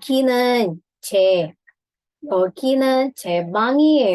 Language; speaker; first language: Korean; non-native, fluent; Indonesian